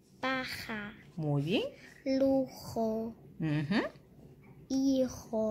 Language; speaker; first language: Spanish; early bilingual, heritage; German